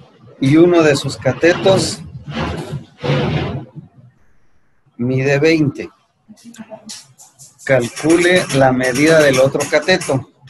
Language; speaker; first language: Spanish; native; Spanish